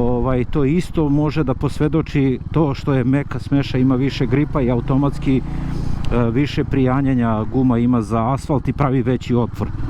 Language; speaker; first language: Serbian; native; Serbian